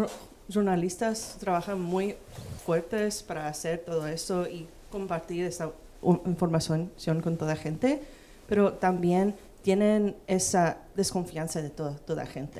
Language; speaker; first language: Spanish; non-native, fluent; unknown